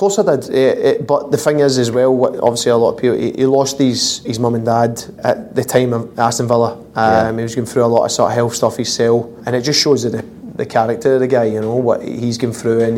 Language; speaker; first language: English; native; English